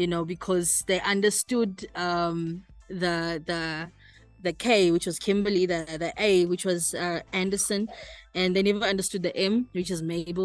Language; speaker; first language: English; native; English